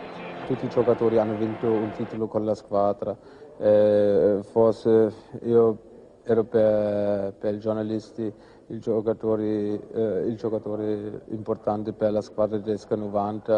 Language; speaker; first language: Italian; non-native, fluent; German